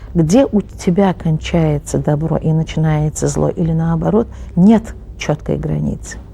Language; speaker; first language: Russian; non-native, local second language; Azerbaijani